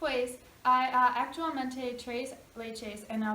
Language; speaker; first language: Spanish; non-native, learner; English